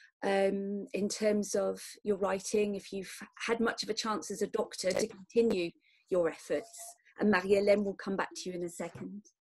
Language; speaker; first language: English; native; English